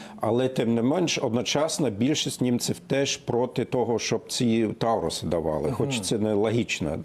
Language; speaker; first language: Ukrainian; non-native, fluent; German